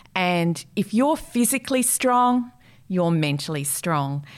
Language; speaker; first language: English; native; English